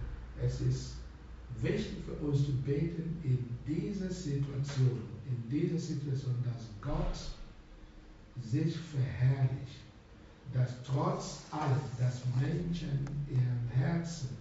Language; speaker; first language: German; non-native, fluent; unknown